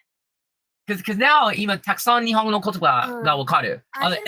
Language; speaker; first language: Japanese; non-native, learner; English